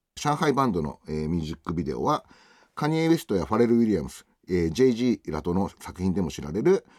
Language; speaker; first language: Japanese; native; Japanese